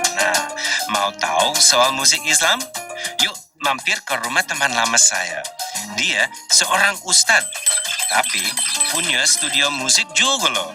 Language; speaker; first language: Indonesian; non-native, fluent; English